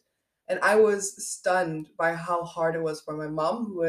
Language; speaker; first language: English; non-native, local second language; Dutch